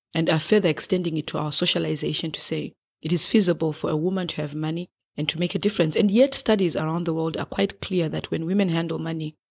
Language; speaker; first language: English; non-native, local second language; Shona